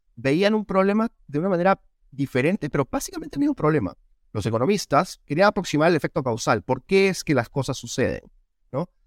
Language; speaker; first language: Spanish; native; Spanish